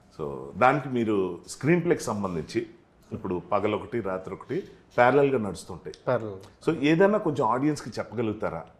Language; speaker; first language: Telugu; native; Telugu